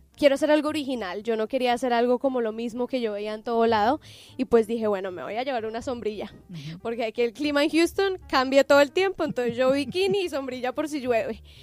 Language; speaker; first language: Spanish; native; Spanish